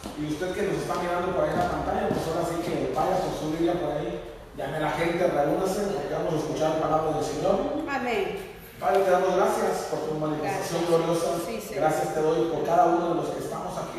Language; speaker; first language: Spanish; native; Spanish